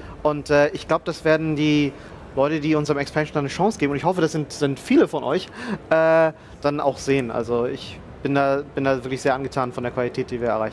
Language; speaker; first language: German; native; German